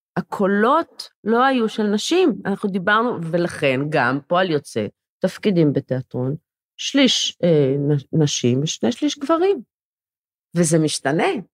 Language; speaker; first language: Hebrew; native; Hebrew